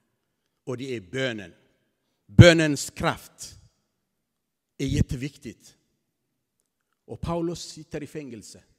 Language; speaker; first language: Swedish; non-native, fluent; Tigrinya